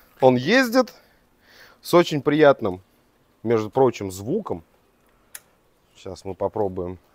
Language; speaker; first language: Russian; native; Russian